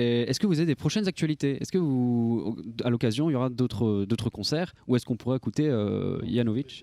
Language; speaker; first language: French; native; French